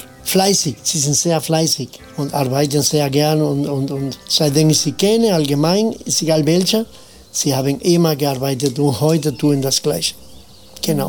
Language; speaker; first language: German; non-native, fluent; Spanish